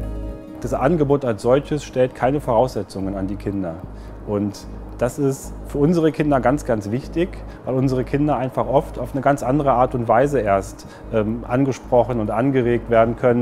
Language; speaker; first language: German; native; German